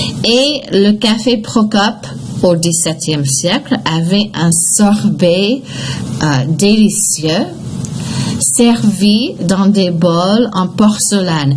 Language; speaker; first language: French; non-native, fluent; English